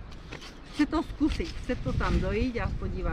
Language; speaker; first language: Czech; native; Czech